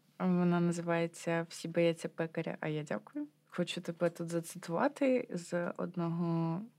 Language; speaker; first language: Ukrainian; native; Ukrainian